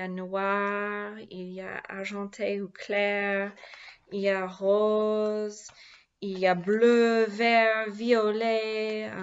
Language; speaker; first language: French; non-native, learner; English